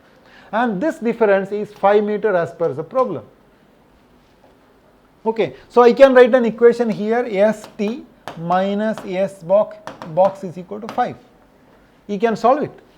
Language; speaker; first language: English; non-native, local second language; Malayalam